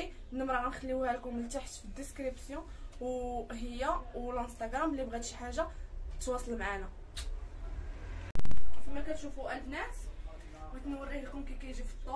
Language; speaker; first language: Arabic; native; Arabic